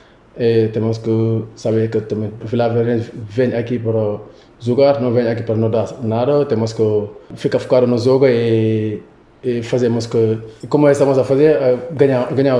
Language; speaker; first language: Portuguese; non-native, local second language; Wolof